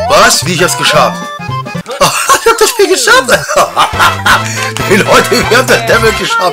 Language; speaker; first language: German; native; German